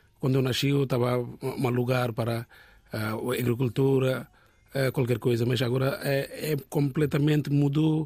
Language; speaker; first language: Portuguese; non-native, learner; Bangla